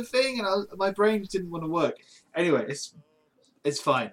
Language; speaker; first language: English; native; English